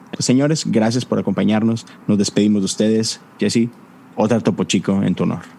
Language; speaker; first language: Spanish; native; Spanish